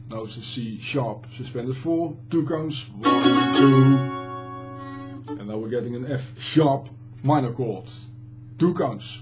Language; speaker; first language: English; non-native, fluent; Dutch